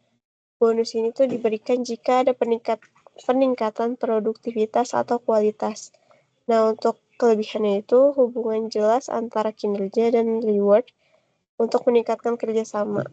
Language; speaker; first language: Indonesian; native; Indonesian